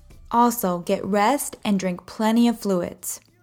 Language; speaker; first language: English; native; English